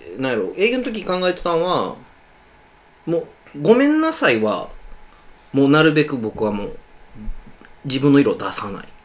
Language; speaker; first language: Japanese; native; Japanese